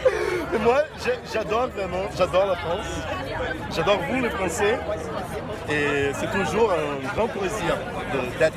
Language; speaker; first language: French; non-native, fluent; Portuguese